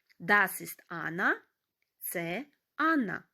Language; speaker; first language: German; non-native, fluent; Ukrainian